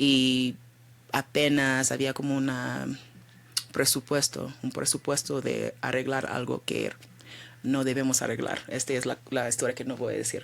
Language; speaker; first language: Spanish; early bilingual, heritage; Spanish